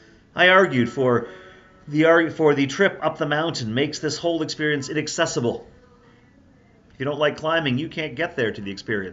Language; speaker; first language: English; native; English